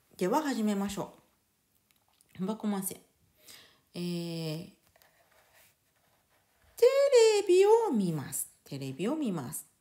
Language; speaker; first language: Japanese; non-native, fluent; French